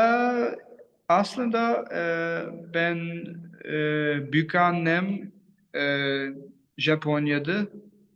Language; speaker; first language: Turkish; non-native, learner; English